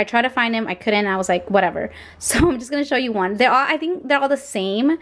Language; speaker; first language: English; native; English